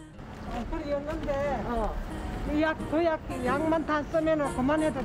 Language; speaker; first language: Korean; native; Korean